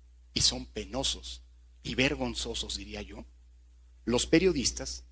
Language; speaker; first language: Spanish; native; Spanish